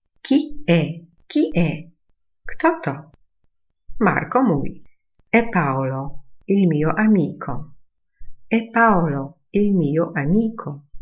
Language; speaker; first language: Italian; non-native, fluent; Polish